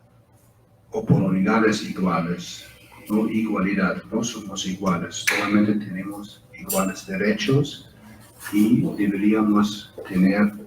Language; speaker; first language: Spanish; non-native, fluent; German